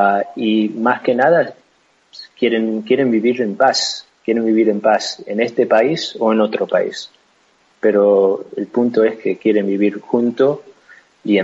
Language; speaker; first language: Spanish; non-native, fluent; English